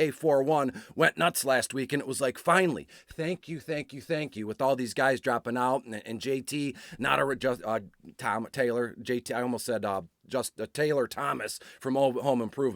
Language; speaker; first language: English; native; English